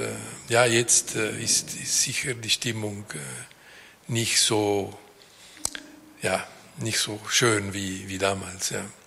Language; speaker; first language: German; non-native, local second language; Italian